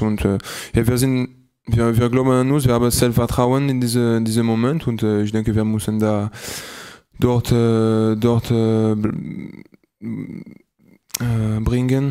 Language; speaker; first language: German; non-native, learner; French